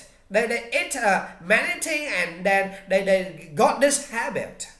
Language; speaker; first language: English; non-native, learner; Vietnamese